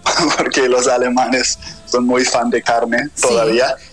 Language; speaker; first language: Spanish; non-native, fluent; German